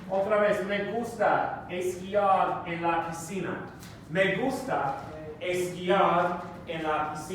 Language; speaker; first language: Spanish; non-native, fluent; English